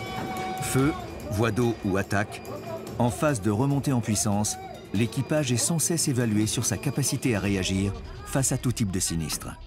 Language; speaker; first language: French; native; French